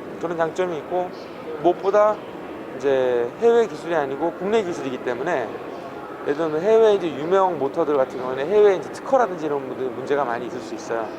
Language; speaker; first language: Korean; native; Korean